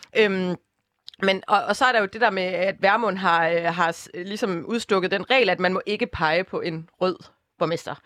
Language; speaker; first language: Danish; native; Danish